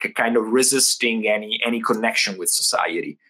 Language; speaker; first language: English; non-native, fluent; Italian